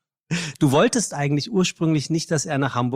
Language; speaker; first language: German; native; German